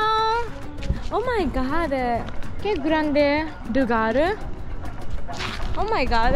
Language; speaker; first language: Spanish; non-native, learner; Japanese